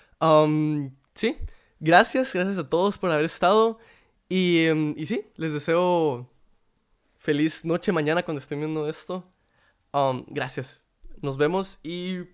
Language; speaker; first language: Spanish; native; Spanish